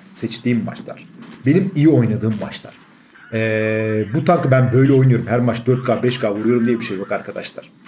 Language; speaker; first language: Turkish; native; Turkish